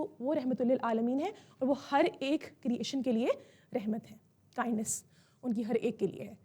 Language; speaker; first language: Urdu; native; Urdu